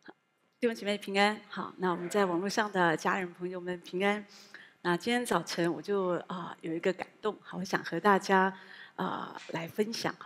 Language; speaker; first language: Chinese; native; Chinese